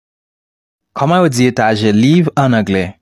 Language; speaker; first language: French; non-native, local second language; Haitian Creole